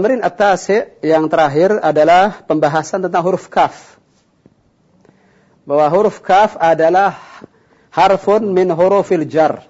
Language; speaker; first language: Indonesian; native; Indonesian